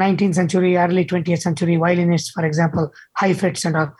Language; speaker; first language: English; non-native, local second language; Kannada